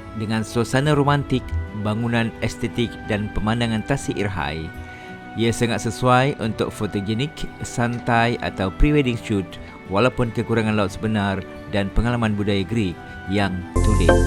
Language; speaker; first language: Malay; native; Malay